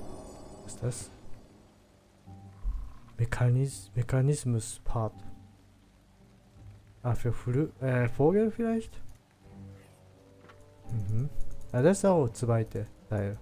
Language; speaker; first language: German; non-native, learner; Japanese